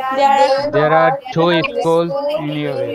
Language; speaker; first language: English; non-native, learner; Bangla